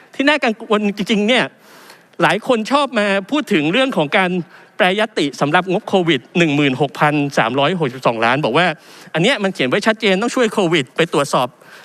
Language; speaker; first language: Thai; native; Thai